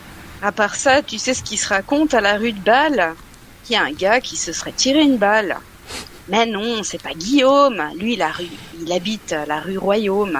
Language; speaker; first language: French; native; French